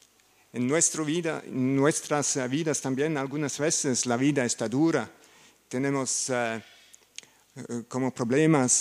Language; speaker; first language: Spanish; non-native, learner; German